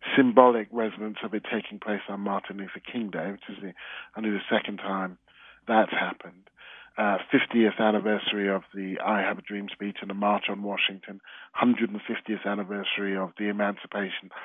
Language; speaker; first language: English; native; English